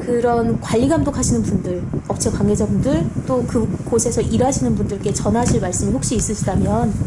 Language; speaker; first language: Korean; native; Korean